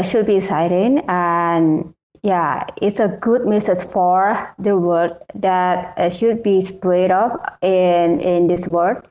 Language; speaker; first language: English; non-native, learner; Indonesian